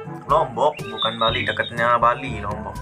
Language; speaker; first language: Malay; non-native, local second language; Sasak